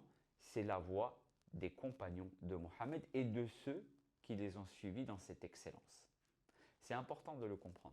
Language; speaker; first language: French; native; French